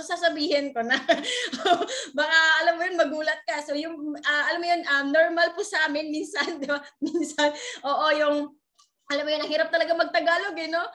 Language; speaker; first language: Filipino; non-native, local second language; Waray